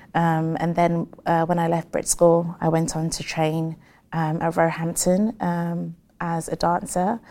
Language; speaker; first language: English; native; English